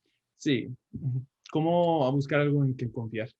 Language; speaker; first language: Spanish; early bilingual, heritage; Spanish